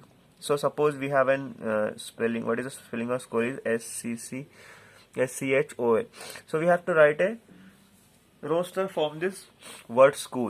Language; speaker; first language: English; non-native, local second language; Telugu